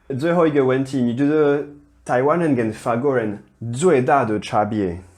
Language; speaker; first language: Chinese; non-native, fluent; French